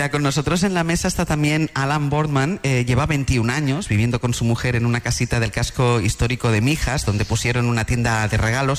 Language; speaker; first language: Spanish; native; Spanish